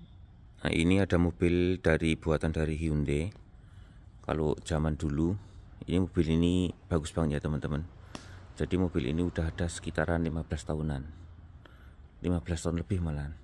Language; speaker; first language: Indonesian; non-native, local second language; Javanese